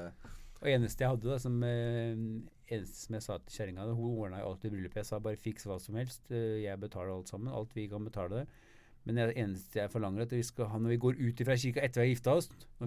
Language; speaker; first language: Norwegian; native; Norwegian